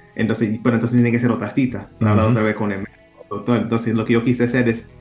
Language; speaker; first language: Spanish; early bilingual, heritage; Spanish